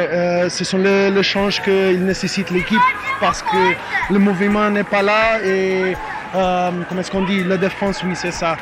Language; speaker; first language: French; non-native, learner; Portuguese